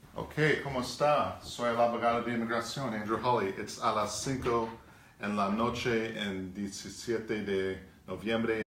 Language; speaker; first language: Spanish; non-native, learner; English